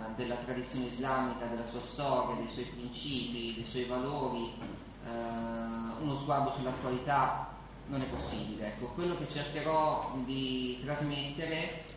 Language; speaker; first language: Italian; native; Italian